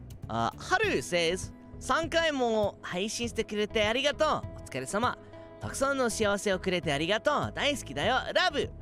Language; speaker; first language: Japanese; non-native, learner; English